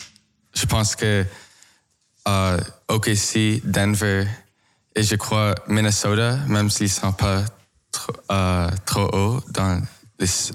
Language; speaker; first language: French; non-native, local second language; English